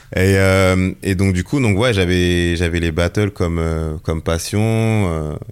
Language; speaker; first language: French; native; French